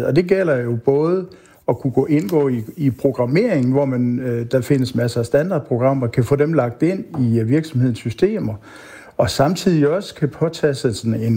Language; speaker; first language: Danish; native; Danish